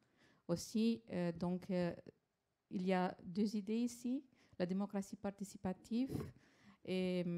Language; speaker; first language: French; non-native, fluent; Romanian